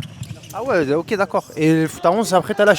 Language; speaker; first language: French; native; French